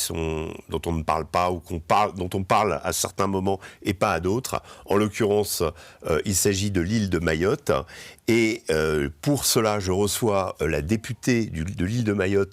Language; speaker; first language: French; native; French